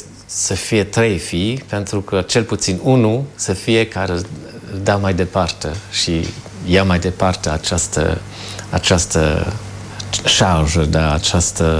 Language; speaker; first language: Romanian; non-native, fluent; German